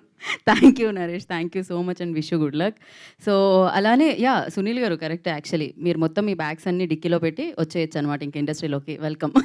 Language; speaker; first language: Telugu; native; Telugu